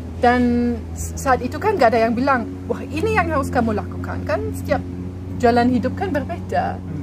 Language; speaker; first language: Indonesian; non-native, fluent; German